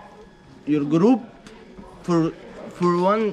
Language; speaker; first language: English; non-native, learner; Arabic